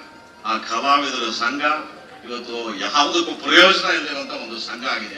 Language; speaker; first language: Kannada; native; Kannada